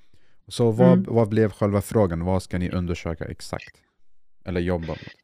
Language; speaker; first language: Swedish; non-native, fluent; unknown